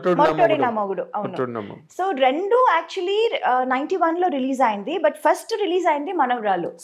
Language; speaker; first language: Telugu; non-native, local second language; Tamil